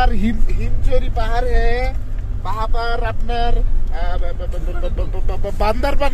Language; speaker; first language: Hindi; non-native, learner; Bangla